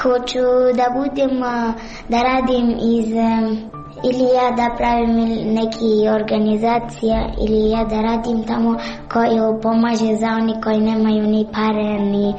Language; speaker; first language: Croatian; early bilingual, other home language; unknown